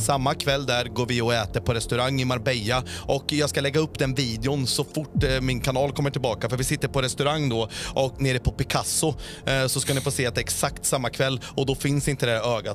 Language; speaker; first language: Swedish; native; Swedish